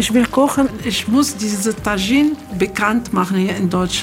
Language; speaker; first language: German; non-native, learner; Arabic